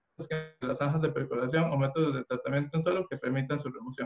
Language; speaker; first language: Spanish; native; Spanish